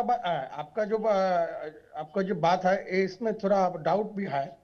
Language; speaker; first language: Hindi; non-native, local second language; Bangla